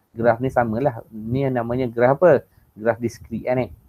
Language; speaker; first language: Malay; native; Malay